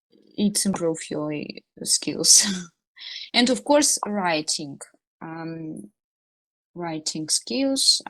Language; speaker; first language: English; non-native, learner; Russian